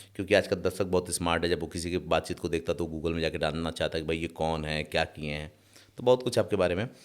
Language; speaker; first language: Hindi; native; Hindi